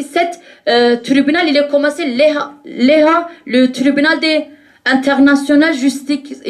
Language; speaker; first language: French; non-native, learner; Kurdish